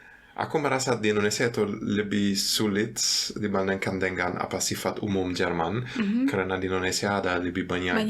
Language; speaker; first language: Indonesian; non-native, fluent; German